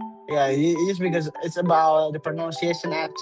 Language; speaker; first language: English; non-native, learner; Indonesian